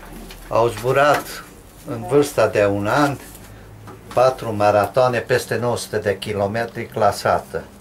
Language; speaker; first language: Romanian; non-native, local second language; Hungarian